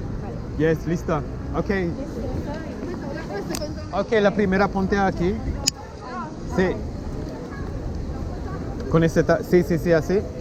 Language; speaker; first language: Spanish; non-native, learner; English